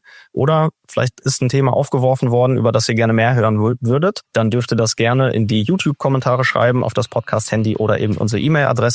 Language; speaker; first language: German; native; German